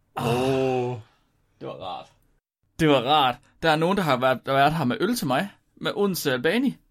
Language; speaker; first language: Danish; native; Danish